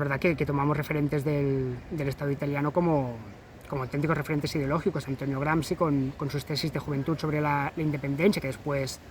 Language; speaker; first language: Spanish; native; Spanish